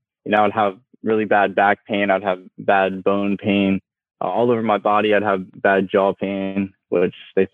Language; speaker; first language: English; native; English